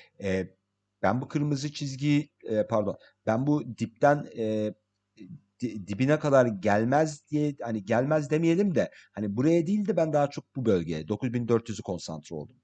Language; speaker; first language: Turkish; early bilingual, heritage; English